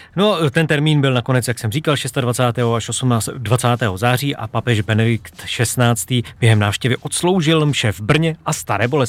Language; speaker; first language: Czech; native; Czech